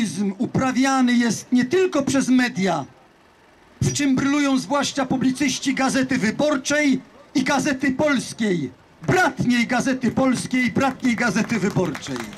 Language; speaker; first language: Polish; native; Polish